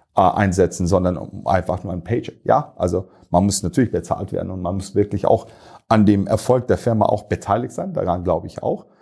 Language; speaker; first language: German; non-native, fluent; Turkish